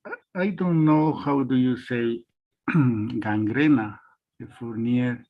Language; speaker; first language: English; non-native, learner; Spanish